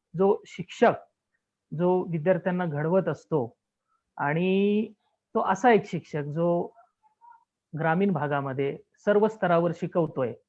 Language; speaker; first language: Marathi; non-native, local second language; Lambadi